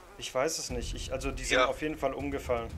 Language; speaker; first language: German; native; German